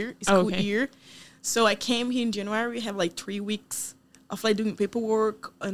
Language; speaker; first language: English; non-native, fluent; Portuguese